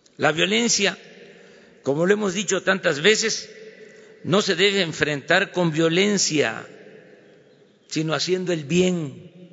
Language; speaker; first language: Spanish; native; Spanish